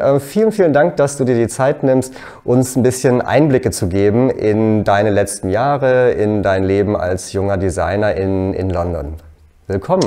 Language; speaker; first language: German; native; German